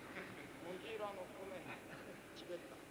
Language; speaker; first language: Italian; non-native, learner; Japanese